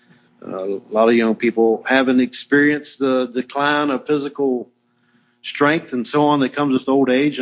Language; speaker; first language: English; native; English